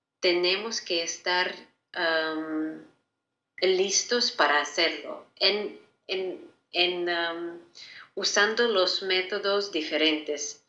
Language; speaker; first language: Spanish; non-native, fluent; Ukrainian